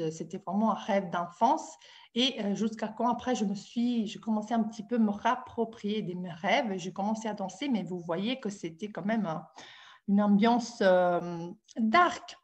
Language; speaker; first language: French; non-native, fluent; Italian